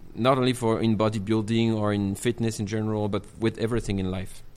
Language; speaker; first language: English; non-native, fluent; French